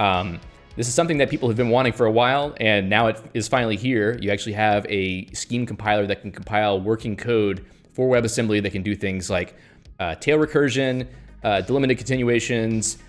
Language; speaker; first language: English; native; English